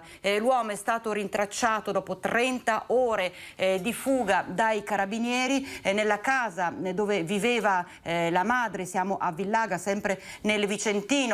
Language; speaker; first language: Italian; native; Italian